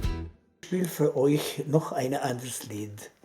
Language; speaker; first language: German; non-native, learner; Albanian